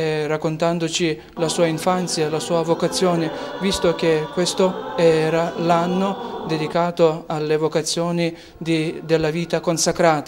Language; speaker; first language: Italian; non-native, fluent; Ukrainian